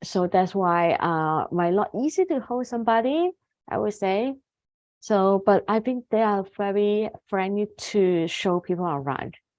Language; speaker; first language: English; non-native, fluent; Cantonese